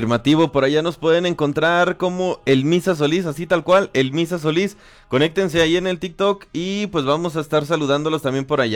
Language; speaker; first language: Spanish; native; Spanish